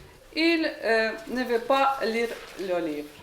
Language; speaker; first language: French; non-native, learner; Ukrainian